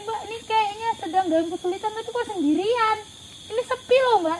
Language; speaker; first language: Indonesian; native; Indonesian